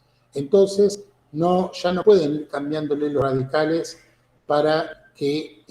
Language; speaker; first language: Spanish; native; Spanish